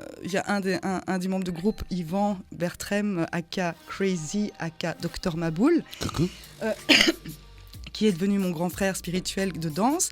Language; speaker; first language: French; early bilingual, other home language; Khmer